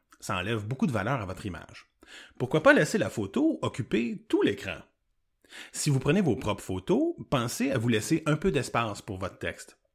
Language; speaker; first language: French; native; French